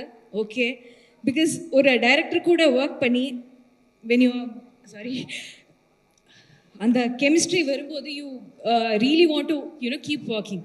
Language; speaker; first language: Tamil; non-native, learner; Malayalam